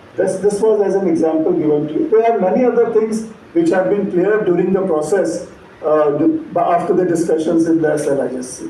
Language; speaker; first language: English; non-native, local second language; Bangla